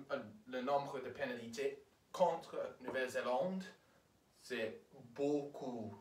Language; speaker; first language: French; non-native, learner; English